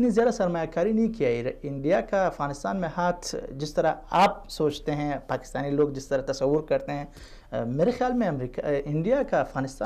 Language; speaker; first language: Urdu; non-native, fluent; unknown